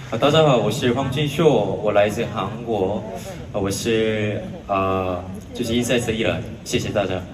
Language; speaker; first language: Chinese; non-native, fluent; Korean